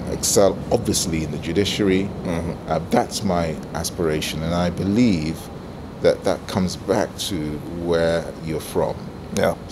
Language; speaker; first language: English; non-native, local second language; Igbo